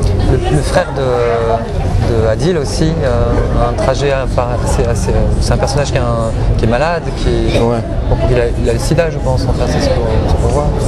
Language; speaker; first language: French; native; French